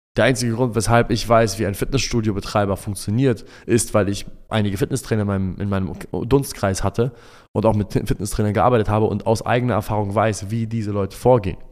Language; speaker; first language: German; early bilingual, other home language; Arabic